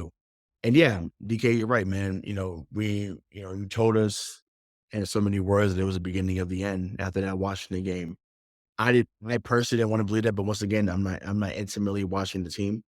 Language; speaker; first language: English; native; English